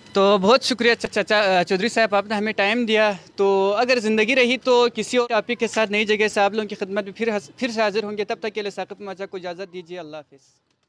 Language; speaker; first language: Urdu; non-native, local second language; Balti